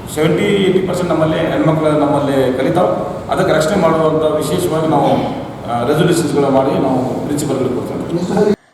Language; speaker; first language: Kannada; non-native, local second language; Urdu